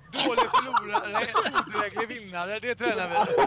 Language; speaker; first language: Swedish; native; Swedish